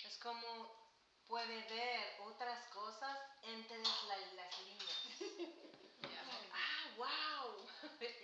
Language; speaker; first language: Spanish; non-native, learner; English